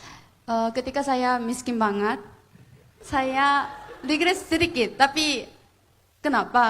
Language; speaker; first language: Indonesian; non-native, fluent; Korean